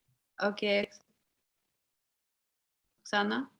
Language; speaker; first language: English; non-native, learner; Ukrainian